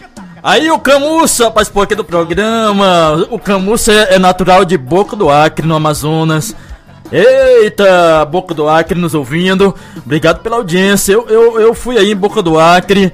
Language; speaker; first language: Portuguese; native; Portuguese